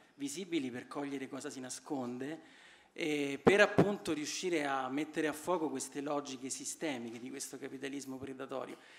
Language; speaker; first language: Italian; native; Italian